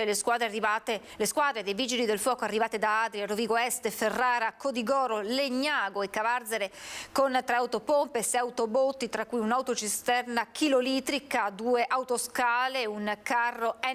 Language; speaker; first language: Italian; native; Italian